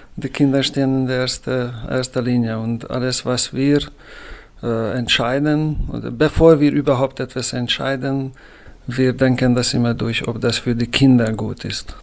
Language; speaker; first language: German; non-native, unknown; Hungarian